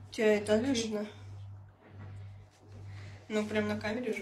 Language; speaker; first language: Russian; native; Russian